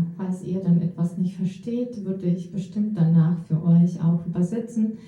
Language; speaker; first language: German; non-native, fluent; Russian